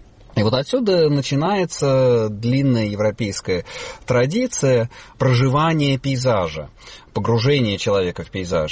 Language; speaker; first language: Russian; native; Russian